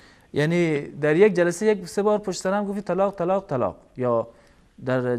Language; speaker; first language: Persian; native; Persian